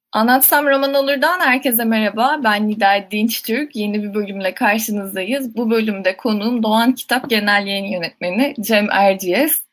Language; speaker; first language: Turkish; native; Turkish